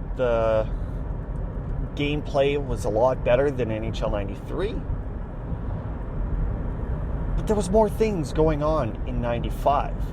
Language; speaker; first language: English; native; English